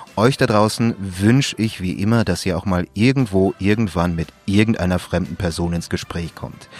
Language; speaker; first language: German; native; German